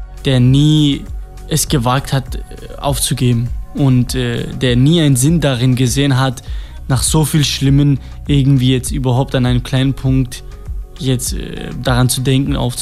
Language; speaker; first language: German; non-native, fluent; Kurdish